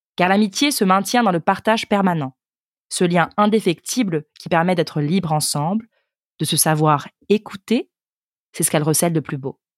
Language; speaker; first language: French; native; French